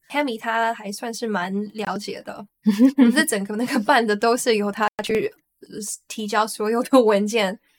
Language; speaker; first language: Chinese; early bilingual, heritage; Chinese